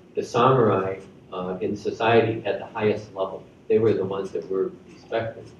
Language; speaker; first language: English; native; English